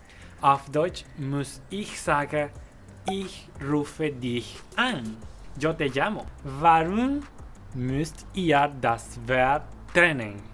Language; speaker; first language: German; non-native, fluent; Spanish